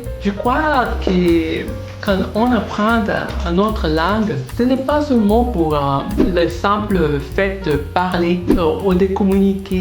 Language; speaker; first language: French; non-native, learner; Spanish